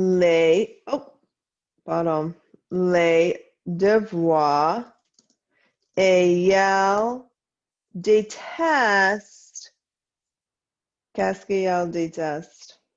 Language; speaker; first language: French; non-native, fluent; English